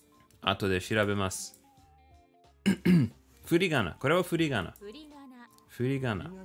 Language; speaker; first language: Japanese; non-native, learner; English